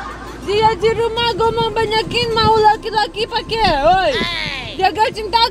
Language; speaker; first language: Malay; non-native, learner; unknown